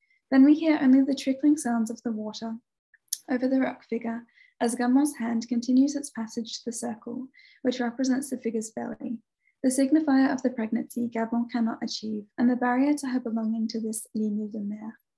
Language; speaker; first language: English; native; English